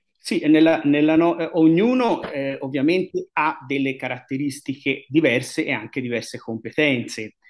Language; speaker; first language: Italian; native; Italian